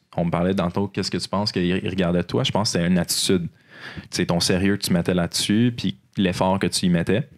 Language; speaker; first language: French; native; French